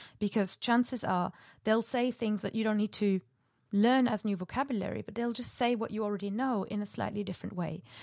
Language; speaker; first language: English; non-native, fluent; German